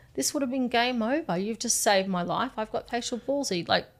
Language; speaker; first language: English; native; English